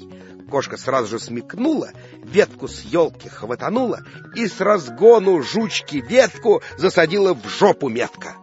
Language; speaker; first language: Russian; native; Russian